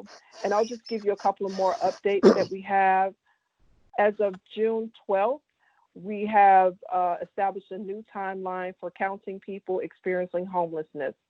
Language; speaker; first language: English; native; English